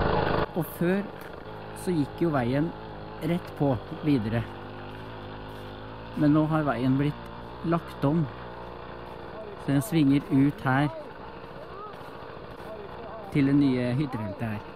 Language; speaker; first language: Norwegian; native; Norwegian